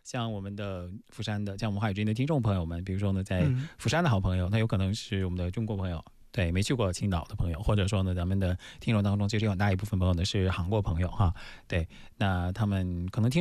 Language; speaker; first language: Chinese; native; Chinese